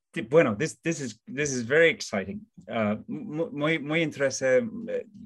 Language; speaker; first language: English; native; English